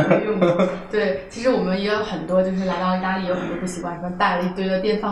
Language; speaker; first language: Chinese; native; Chinese